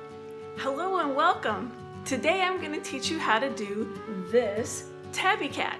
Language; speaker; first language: English; native; English